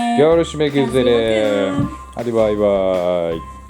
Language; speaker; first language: Turkish; non-native, fluent; Japanese